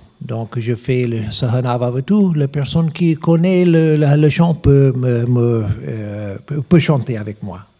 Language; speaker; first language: French; non-native, learner; English